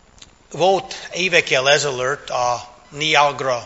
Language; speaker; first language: Hungarian; non-native, fluent; English